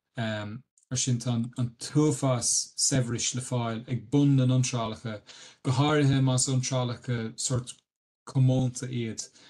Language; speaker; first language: Irish; native; Irish